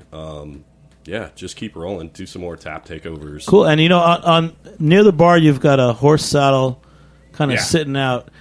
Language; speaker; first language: English; native; English